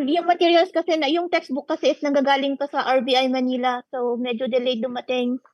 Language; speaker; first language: Filipino; native; Filipino